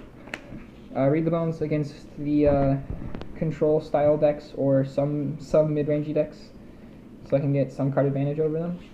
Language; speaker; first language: English; native; English